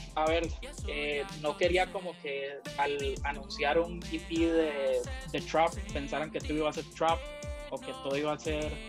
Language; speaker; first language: Spanish; native; Spanish